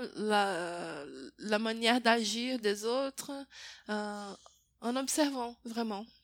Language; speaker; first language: French; non-native, fluent; Portuguese